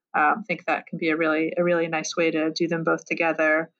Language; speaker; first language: English; non-native, fluent; French